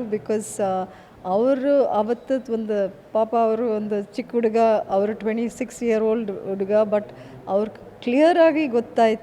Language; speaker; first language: Kannada; early bilingual, heritage; English